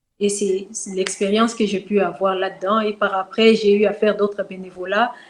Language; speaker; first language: French; non-native, local second language; Kongo